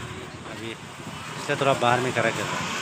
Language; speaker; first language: Hindi; non-native, local second language; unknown